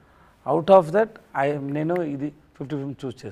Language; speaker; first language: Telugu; non-native, learner; Tamil